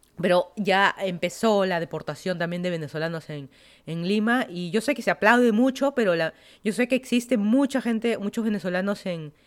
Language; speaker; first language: Spanish; native; Spanish